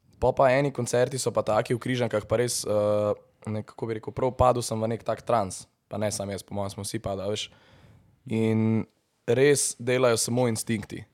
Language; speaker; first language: Slovenian; native; Slovenian